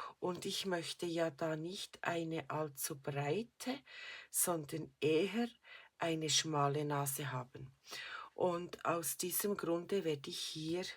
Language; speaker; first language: German; native; German